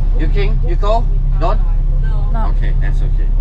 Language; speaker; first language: English; non-native, learner; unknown